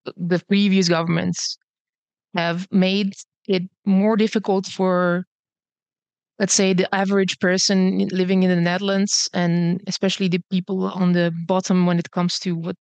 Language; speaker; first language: English; early bilingual, other home language; Bosnian